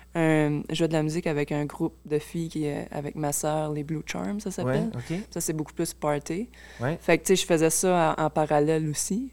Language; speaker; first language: French; native; French